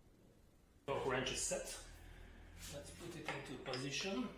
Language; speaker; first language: English; non-native, fluent; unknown